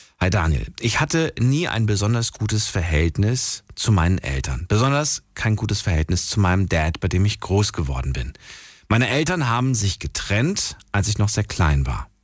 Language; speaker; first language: German; native; German